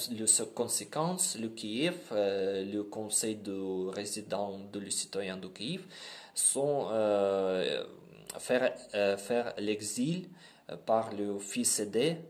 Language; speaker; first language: French; non-native, learner; Ukrainian